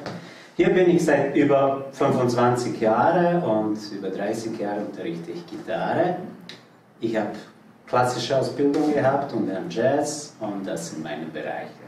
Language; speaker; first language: German; non-native, fluent; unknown